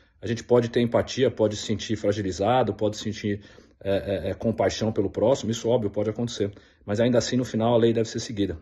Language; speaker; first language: Portuguese; native; Portuguese